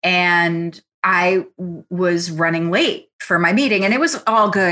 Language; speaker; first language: English; early bilingual, other home language; Italian